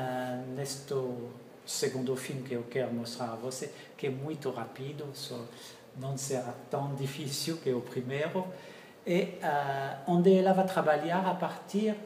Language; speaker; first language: Portuguese; non-native, fluent; French